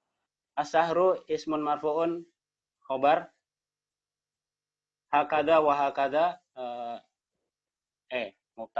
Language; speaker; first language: Arabic; non-native, learner; Indonesian